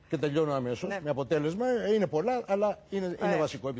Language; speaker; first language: Greek; native; Greek